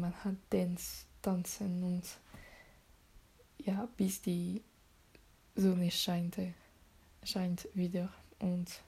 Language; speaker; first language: German; non-native, learner; French